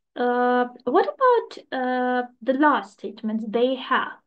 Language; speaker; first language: English; non-native, fluent; Ukrainian